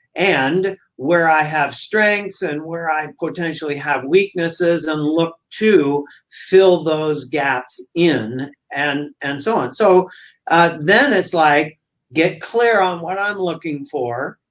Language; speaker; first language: English; native; English